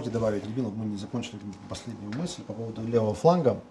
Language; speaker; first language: Russian; native; Russian